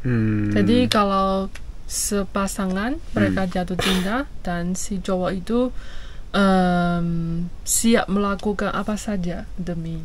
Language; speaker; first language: Indonesian; non-native, fluent; Chinese